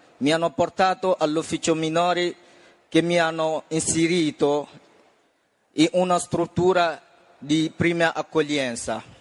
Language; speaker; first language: Italian; non-native, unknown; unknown